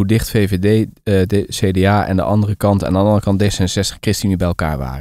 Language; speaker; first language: Dutch; native; Dutch